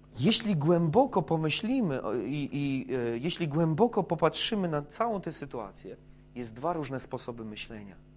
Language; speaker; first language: Polish; non-native, fluent; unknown